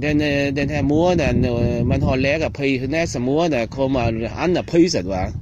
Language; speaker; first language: Swedish; non-native, learner; Vietnamese